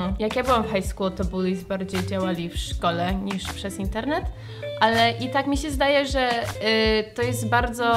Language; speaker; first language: Polish; early bilingual, heritage; Polish